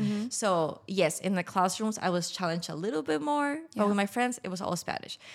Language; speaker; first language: English; non-native, fluent; Spanish